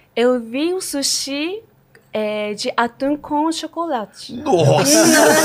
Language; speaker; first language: Portuguese; non-native, fluent; Japanese